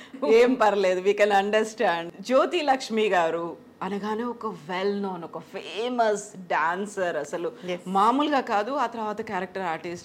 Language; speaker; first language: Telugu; native; Telugu